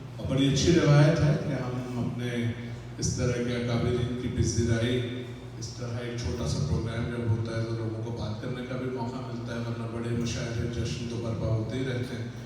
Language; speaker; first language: Urdu; native; Urdu